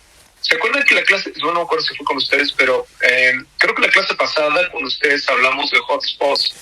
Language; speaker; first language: Spanish; native; Spanish